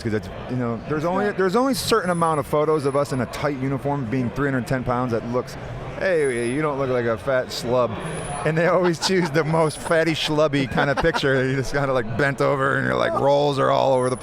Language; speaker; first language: English; native; English